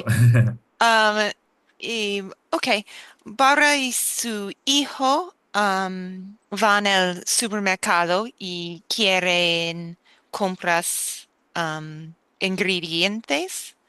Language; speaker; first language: Spanish; non-native, learner; English